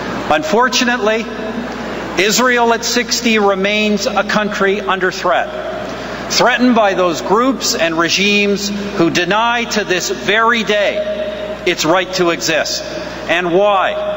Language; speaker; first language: English; native; English